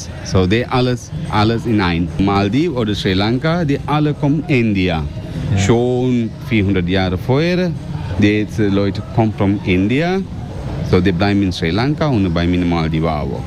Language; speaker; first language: German; non-native, learner; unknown